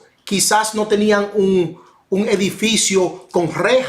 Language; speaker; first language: Spanish; non-native, fluent; English